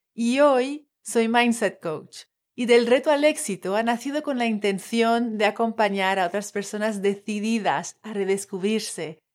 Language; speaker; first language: Spanish; non-native, fluent; French